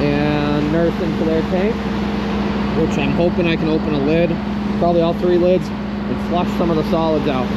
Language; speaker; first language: English; native; English